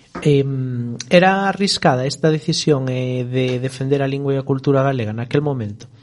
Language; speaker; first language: Galician; non-native, local second language; Spanish